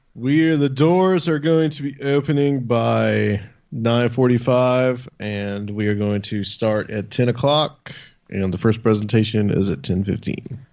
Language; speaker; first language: English; native; English